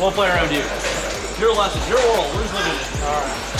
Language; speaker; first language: English; native; English